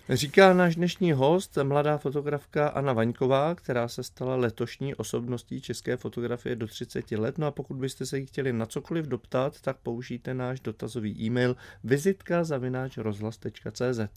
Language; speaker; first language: Czech; native; Czech